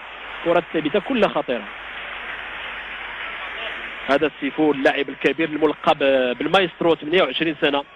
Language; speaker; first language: Arabic; native; Arabic